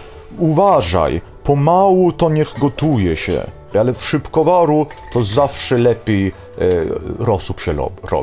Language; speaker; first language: Polish; early bilingual, heritage; Polish